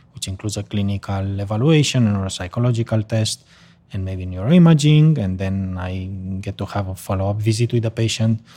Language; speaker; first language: English; non-native, fluent; Spanish